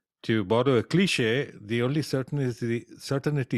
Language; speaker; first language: English; non-native, local second language; Tamil